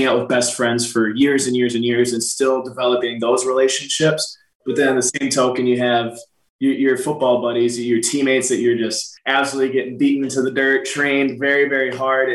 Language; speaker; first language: English; native; English